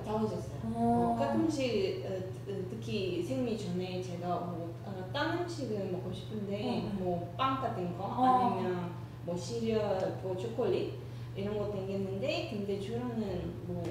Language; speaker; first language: Korean; non-native, learner; Russian